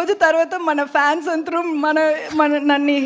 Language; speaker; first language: Telugu; non-native, learner; Tamil